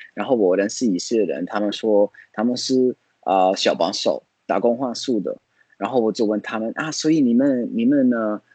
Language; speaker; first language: Chinese; non-native, fluent; Italian